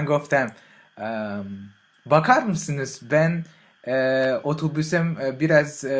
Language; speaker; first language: Turkish; non-native, learner; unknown